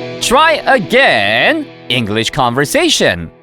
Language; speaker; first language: English; non-native, fluent; Korean